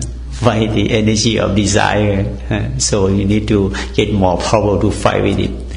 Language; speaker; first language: English; non-native, learner; Thai